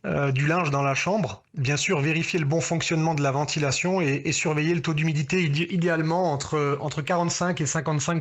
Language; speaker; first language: French; native; French